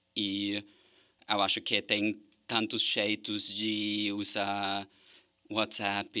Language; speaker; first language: Portuguese; non-native, fluent; German